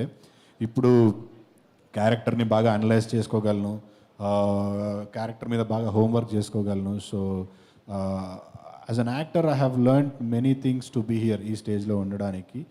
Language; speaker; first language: Telugu; native; Telugu